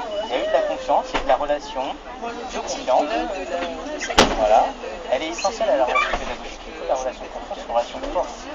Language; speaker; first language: French; native; French